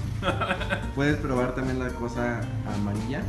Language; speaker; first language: Spanish; native; Spanish